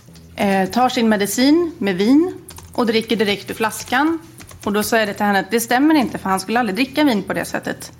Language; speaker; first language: Swedish; native; Swedish